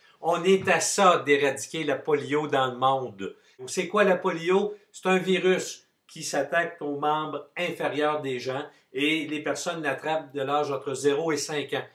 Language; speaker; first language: French; native; French